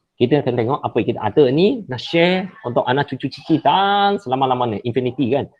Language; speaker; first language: Malay; non-native, local second language; Chinese